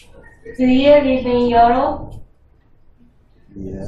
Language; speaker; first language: English; non-native, fluent; Russian